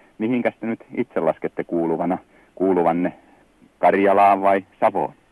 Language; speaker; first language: Finnish; native; Finnish